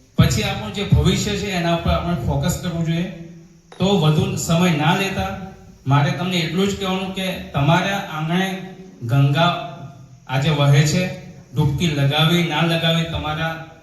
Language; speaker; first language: Gujarati; native; Gujarati